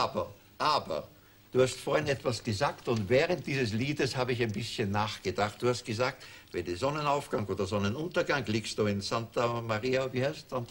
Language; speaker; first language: German; native; German